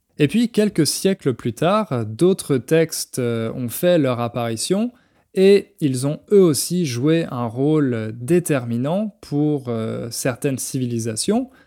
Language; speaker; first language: French; native; French